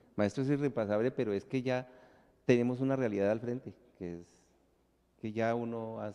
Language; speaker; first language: Spanish; native; Spanish